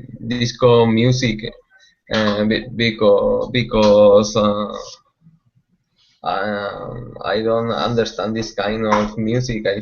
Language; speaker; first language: English; non-native, learner; Spanish